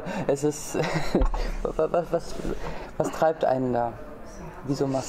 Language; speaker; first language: German; native; German